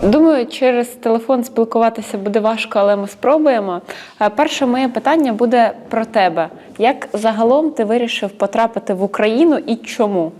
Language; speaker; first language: Ukrainian; native; Ukrainian